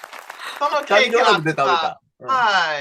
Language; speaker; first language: Japanese; non-native, learner; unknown